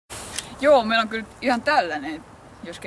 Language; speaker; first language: Finnish; native; Finnish